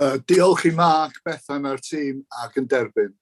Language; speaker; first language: Welsh; native; Welsh